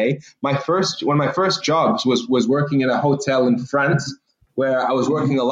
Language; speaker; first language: English; native; English